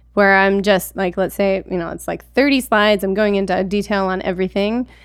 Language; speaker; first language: English; native; English